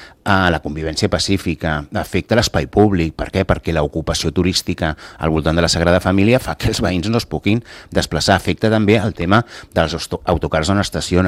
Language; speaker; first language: Catalan; native; Catalan